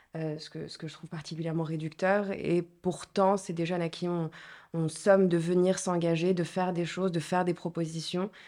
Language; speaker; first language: French; non-native, local second language; Arabic